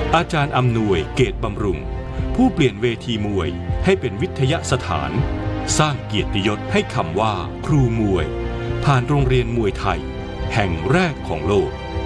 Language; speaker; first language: Thai; native; Thai